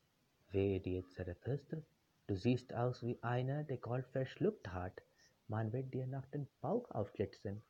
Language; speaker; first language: German; non-native, fluent; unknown